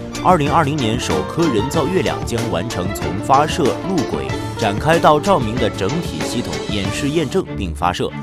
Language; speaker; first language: Chinese; native; Chinese